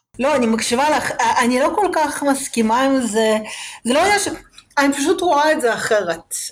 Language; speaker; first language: Hebrew; early bilingual, other home language; Russian